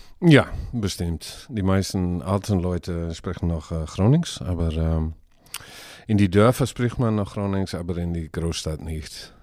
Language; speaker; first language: German; non-native, learner; Dutch